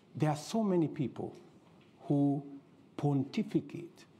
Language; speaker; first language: English; non-native, local second language; Kalenjin